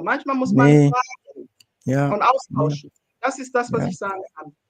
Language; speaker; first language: German; non-native, fluent; Ganda